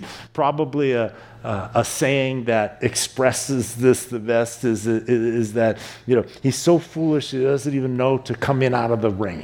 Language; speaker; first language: English; native; English